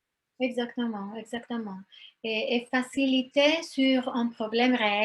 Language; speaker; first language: French; non-native, fluent; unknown